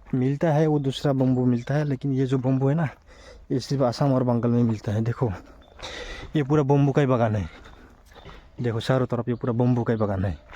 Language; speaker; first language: Hindi; non-native, local second language; Assamese